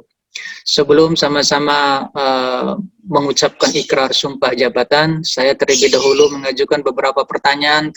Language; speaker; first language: Malay; native; Malay